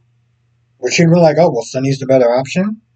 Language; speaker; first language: English; native; English